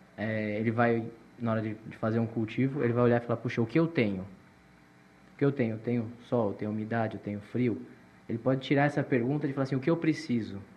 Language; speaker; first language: Portuguese; native; Portuguese